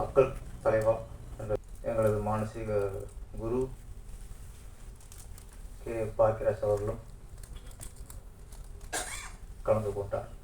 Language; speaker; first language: Tamil; native; Tamil